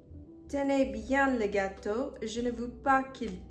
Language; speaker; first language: French; non-native, fluent; English